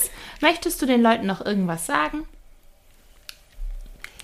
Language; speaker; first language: German; native; German